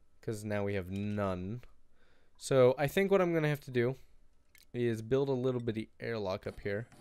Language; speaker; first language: English; native; English